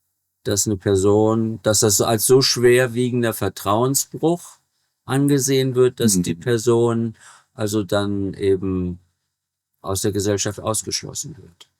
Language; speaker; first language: German; native; German